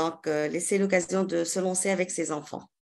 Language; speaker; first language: French; non-native, local second language; Arabic